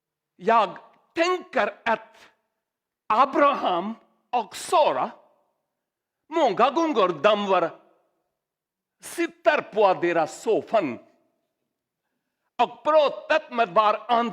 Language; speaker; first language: Swedish; non-native, learner; Urdu